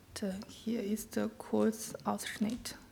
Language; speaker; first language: German; non-native, learner; Chinese